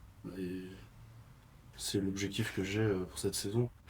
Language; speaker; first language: French; native; French